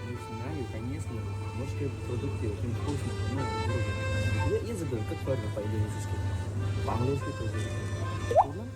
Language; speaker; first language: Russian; non-native, learner; Indonesian